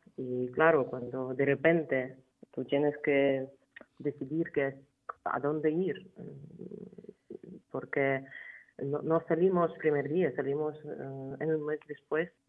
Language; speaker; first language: Spanish; non-native, fluent; Ukrainian